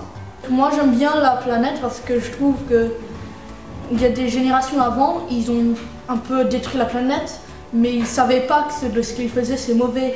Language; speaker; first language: French; early bilingual, heritage; French